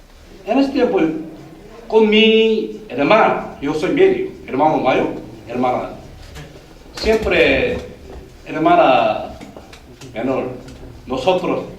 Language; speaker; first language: Spanish; non-native, learner; Korean